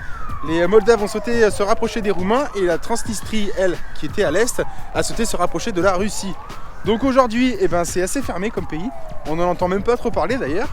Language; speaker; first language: French; native; French